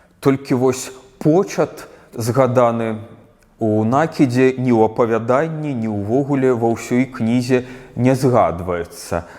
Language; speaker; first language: Belarusian; native; Belarusian